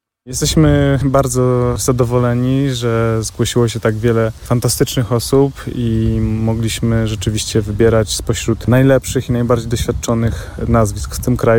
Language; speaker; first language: Polish; native; Polish